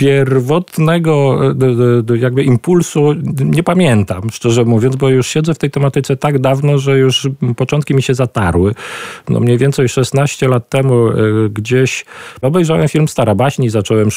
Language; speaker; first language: Polish; native; Polish